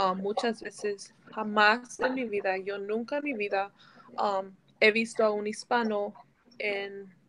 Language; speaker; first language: Spanish; early bilingual, heritage; Spanish